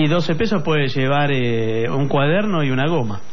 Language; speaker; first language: Spanish; native; Spanish